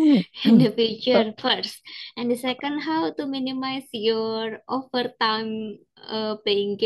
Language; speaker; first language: English; non-native, fluent; Indonesian